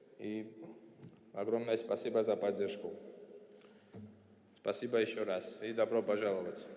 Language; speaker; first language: Russian; non-native, fluent; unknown